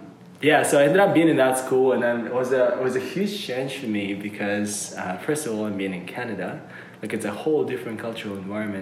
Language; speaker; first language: English; early bilingual, other home language; Uzbek